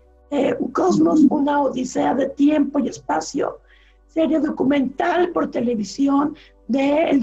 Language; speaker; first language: Spanish; native; Spanish